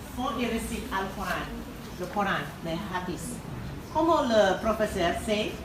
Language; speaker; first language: French; non-native, learner; English